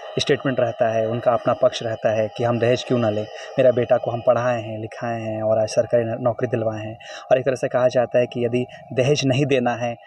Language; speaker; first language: Hindi; native; Hindi